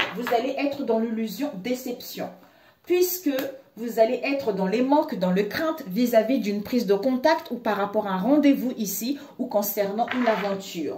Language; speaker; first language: French; native; French